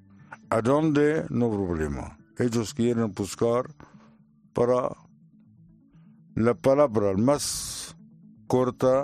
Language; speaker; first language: Spanish; non-native, learner; Arabic